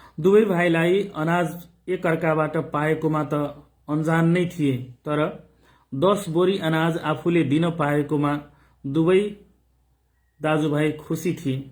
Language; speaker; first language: Nepali; non-native, local second language; Maithili